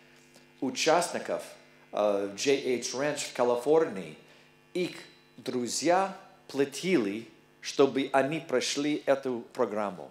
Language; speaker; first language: Russian; non-native, learner; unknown